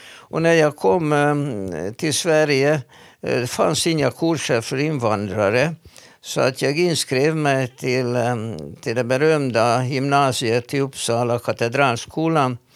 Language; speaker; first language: Swedish; non-native, fluent; Hungarian